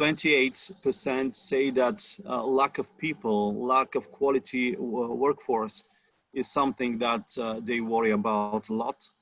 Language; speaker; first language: English; non-native, fluent; Bulgarian